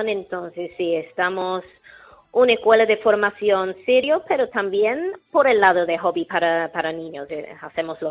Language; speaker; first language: Spanish; non-native, fluent; English